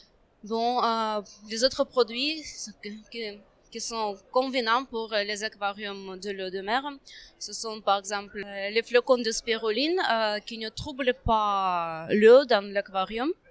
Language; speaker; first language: French; non-native, fluent; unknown